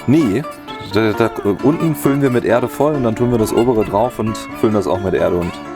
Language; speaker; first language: German; native; German